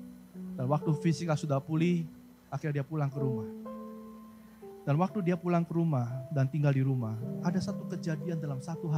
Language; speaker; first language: Indonesian; native; Indonesian